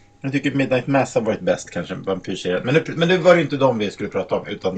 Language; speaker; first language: Swedish; native; Swedish